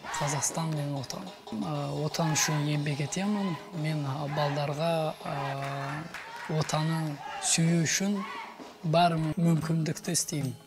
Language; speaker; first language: Kazakh; non-native, local second language; Azerbaijani